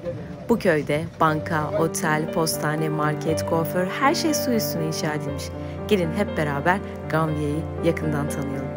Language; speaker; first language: Turkish; native; Turkish